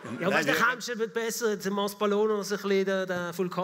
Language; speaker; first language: German; native; German